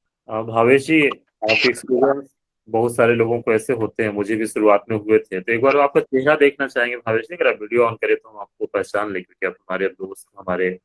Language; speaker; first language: Hindi; native; Hindi